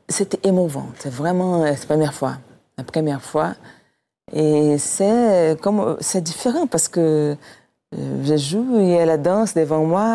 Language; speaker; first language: French; non-native, fluent; Portuguese